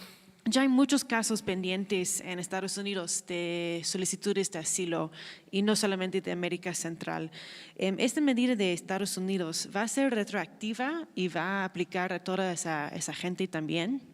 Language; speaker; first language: Spanish; non-native, fluent; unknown